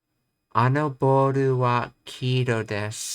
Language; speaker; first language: Japanese; non-native, learner; English